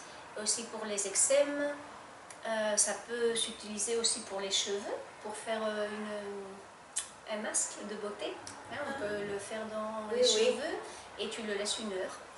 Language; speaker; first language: French; non-native, fluent; Spanish